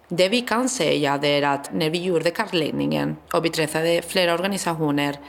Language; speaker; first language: Swedish; non-native, fluent; Spanish